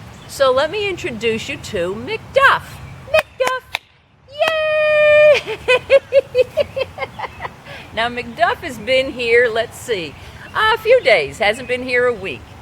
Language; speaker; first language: English; native; English